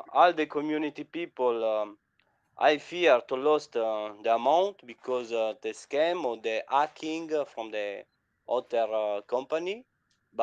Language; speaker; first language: English; non-native, learner; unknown